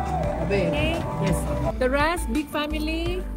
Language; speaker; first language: English; non-native, fluent; Korean